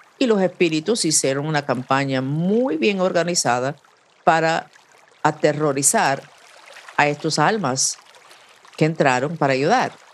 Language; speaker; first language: Spanish; non-native, fluent; English